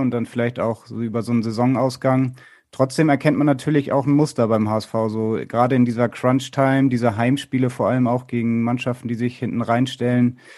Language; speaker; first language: German; native; German